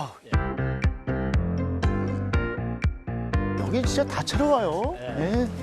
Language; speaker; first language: Korean; native; Korean